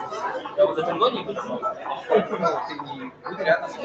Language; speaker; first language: Russian; native; Russian